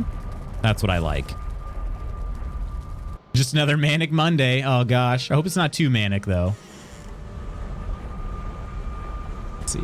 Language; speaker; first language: English; native; English